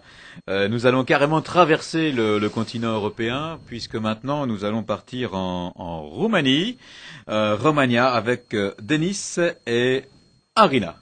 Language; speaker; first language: French; native; French